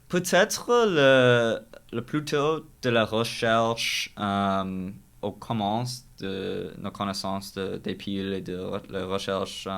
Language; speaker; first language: French; non-native, local second language; English